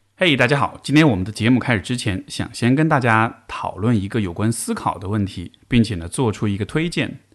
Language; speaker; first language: Chinese; native; Chinese